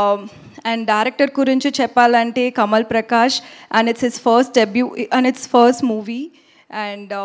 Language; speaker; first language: Telugu; non-native, learner; Tamil